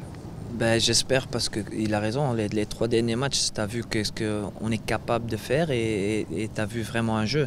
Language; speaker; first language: French; non-native, fluent; Dutch